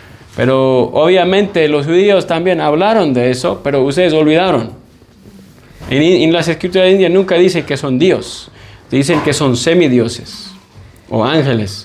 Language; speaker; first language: Spanish; non-native, fluent; English